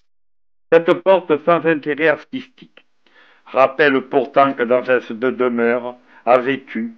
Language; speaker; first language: French; native; French